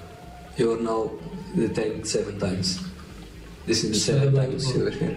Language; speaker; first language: English; non-native, fluent; Slovenian